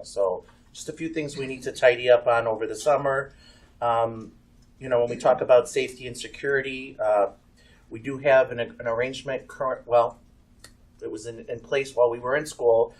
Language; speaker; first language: English; native; English